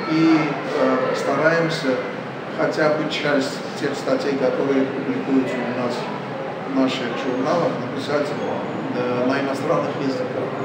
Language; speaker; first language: Russian; non-native, local second language; Armenian